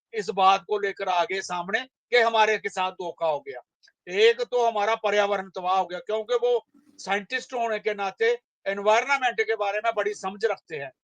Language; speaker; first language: Hindi; non-native, local second language; Dogri